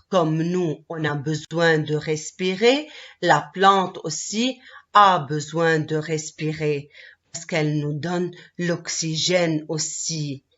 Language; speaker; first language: French; non-native, local second language; Arabic